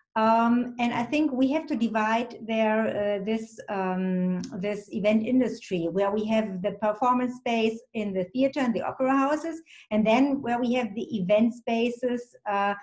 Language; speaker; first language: English; non-native, fluent; German